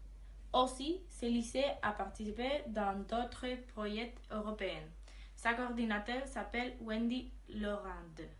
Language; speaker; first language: French; non-native, learner; Spanish